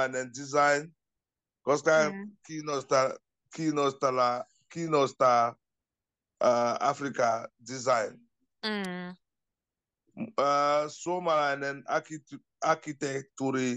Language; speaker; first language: Finnish; non-native, learner; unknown